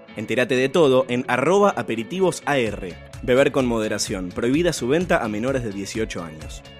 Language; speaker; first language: Spanish; native; Spanish